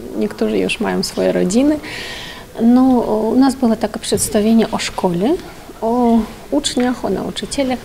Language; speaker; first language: Polish; early bilingual, heritage; Polish